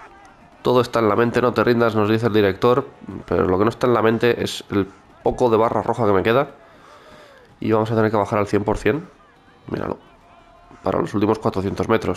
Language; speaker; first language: Spanish; native; Spanish